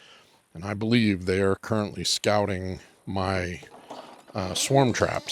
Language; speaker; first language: English; native; English